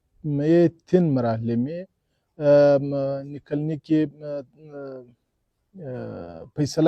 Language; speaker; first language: Hindi; non-native, fluent; Pashto